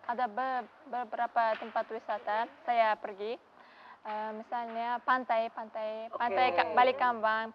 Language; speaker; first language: Indonesian; non-native, learner; Uzbek